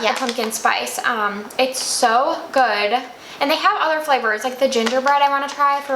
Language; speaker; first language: English; native; English